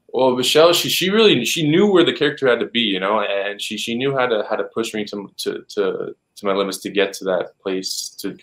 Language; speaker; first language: English; native; English